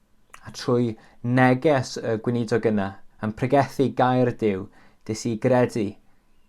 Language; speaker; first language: Welsh; native; Welsh